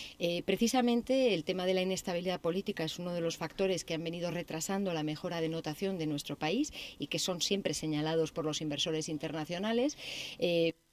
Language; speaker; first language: Spanish; native; Spanish